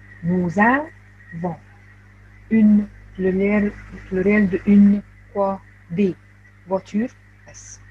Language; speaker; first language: French; non-native, fluent; Arabic